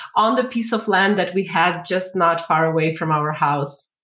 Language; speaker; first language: English; non-native, fluent; Ukrainian